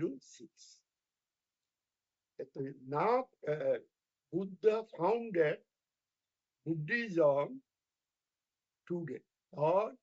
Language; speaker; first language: English; non-native, fluent; Bangla